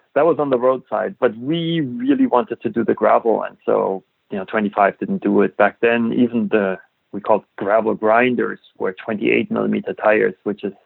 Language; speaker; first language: English; non-native, fluent; German